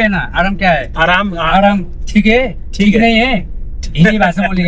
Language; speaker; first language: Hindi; non-native, learner; Nepali